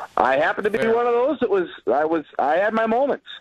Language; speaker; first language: English; native; English